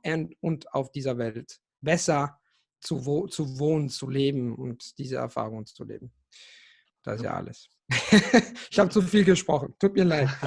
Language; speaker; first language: German; non-native, fluent; Italian